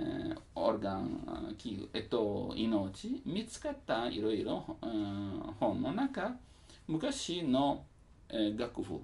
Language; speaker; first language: Japanese; non-native, learner; Italian